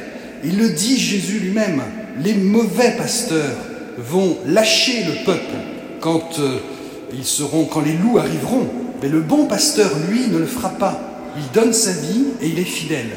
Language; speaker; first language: French; native; French